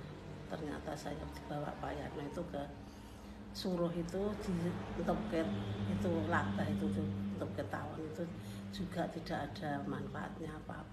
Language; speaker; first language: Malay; non-native, local second language; Javanese